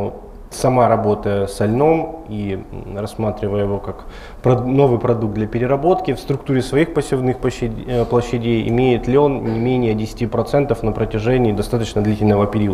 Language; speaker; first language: Russian; native; Russian